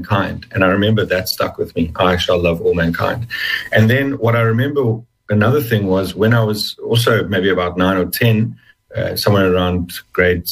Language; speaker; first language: English; native; English